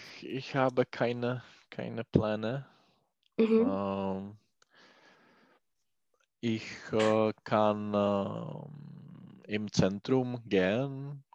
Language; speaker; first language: German; non-native, learner; Czech